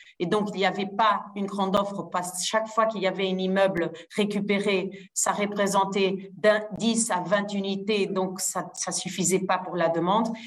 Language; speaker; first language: French; non-native, fluent; Portuguese